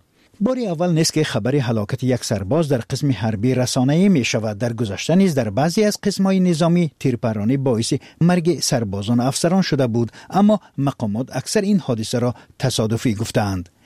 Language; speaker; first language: Persian; native; Persian